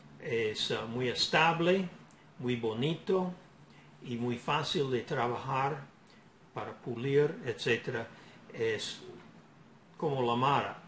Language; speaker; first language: Spanish; non-native, fluent; English